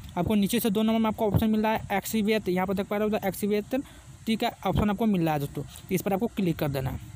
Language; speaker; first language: Hindi; native; Hindi